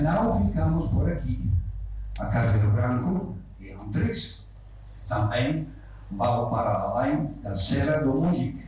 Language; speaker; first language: Portuguese; non-native, fluent; Dutch